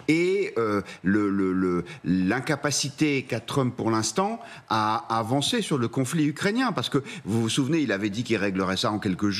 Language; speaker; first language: French; native; French